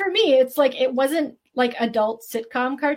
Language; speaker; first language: English; native; English